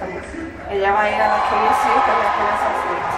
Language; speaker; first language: Spanish; early bilingual, heritage; Spanish